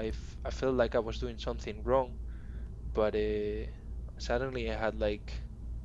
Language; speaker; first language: English; non-native, fluent; Spanish